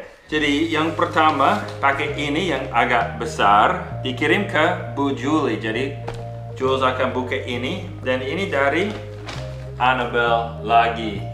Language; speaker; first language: Indonesian; non-native, fluent; English